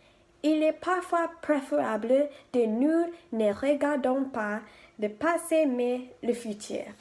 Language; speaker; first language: French; non-native, fluent; English